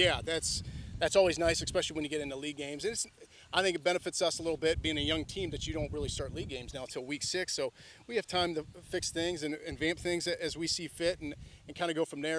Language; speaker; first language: English; native; English